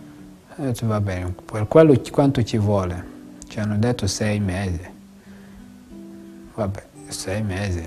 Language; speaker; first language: Italian; non-native, fluent; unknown